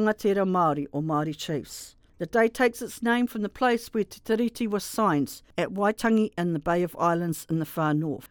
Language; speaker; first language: English; native; English